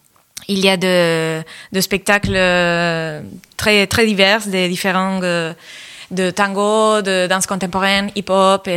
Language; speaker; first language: French; non-native, fluent; Spanish